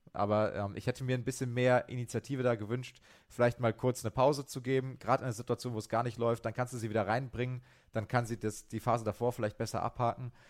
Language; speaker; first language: German; native; German